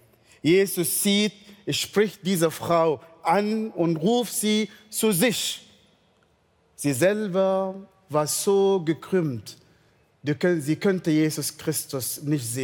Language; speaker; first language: German; non-native, fluent; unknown